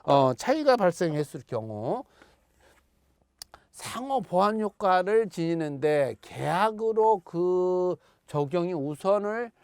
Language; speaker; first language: Korean; native; Korean